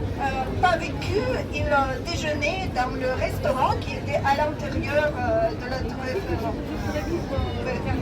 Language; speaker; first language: French; non-native, fluent; Russian